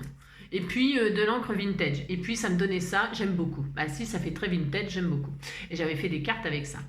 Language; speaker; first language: French; native; French